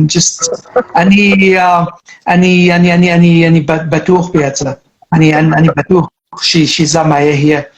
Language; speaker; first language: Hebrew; non-native, learner; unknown